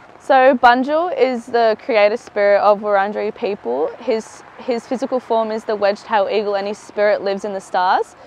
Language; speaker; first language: English; native; English